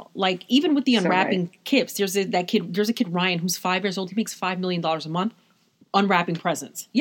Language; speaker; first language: English; native; English